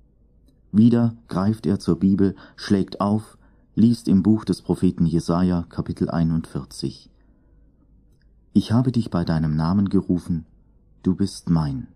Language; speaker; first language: German; native; German